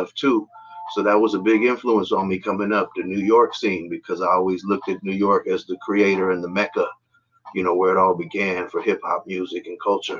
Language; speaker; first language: English; native; English